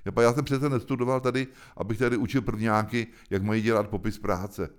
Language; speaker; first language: Czech; native; Czech